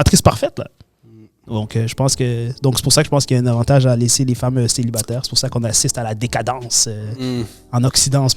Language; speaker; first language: French; native; French